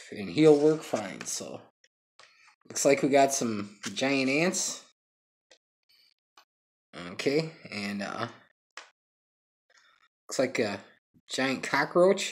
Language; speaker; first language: English; native; English